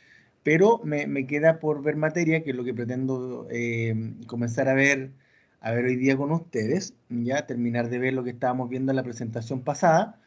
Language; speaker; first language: Spanish; native; Spanish